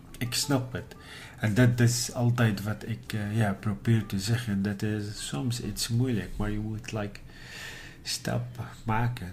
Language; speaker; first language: Dutch; non-native, learner; Arabic